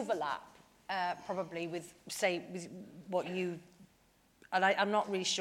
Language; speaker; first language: English; native; English